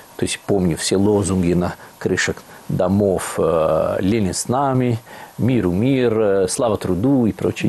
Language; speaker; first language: Russian; non-native, fluent; Italian